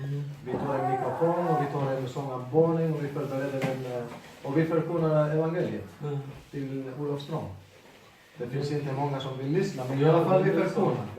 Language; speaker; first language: Swedish; non-native, fluent; Spanish